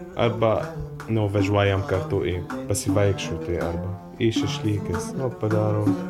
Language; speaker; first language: Lithuanian; non-native, learner; Arabic